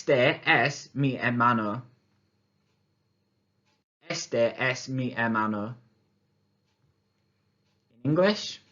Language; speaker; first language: Spanish; non-native, fluent; English